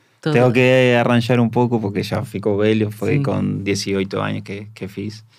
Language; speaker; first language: Portuguese; non-native, learner; Spanish